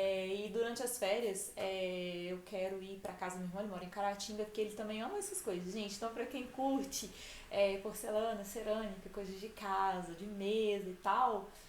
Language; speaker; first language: Portuguese; native; Portuguese